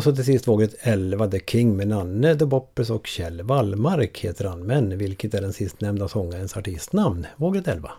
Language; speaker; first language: Swedish; native; Swedish